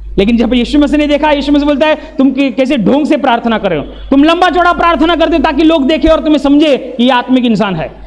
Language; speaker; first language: Hindi; non-native, local second language; Marathi